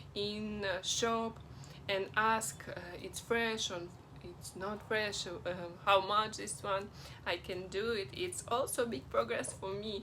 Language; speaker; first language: English; non-native, learner; Russian